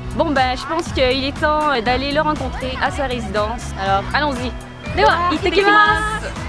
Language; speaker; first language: French; native; French